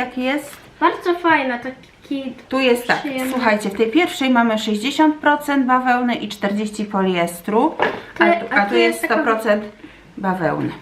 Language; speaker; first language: Polish; native; Polish